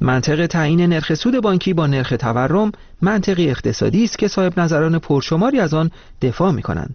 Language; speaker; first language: Persian; native; Persian